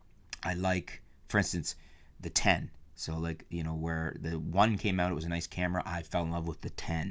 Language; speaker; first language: English; native; English